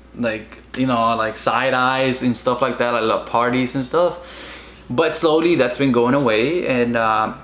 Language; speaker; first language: English; early bilingual, other home language; Spanish